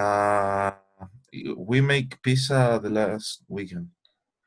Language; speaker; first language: English; non-native, learner; Spanish